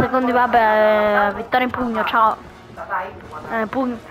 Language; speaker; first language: Italian; native; Italian